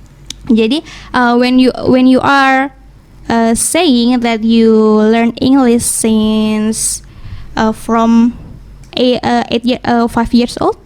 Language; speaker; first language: English; non-native, learner; Indonesian